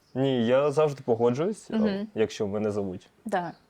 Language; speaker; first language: Ukrainian; non-native, local second language; Russian